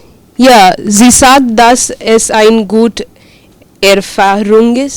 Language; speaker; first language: German; non-native, learner; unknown